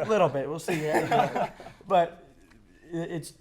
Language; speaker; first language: English; native; English